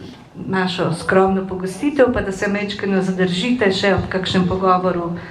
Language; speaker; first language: Slovenian; native; Slovenian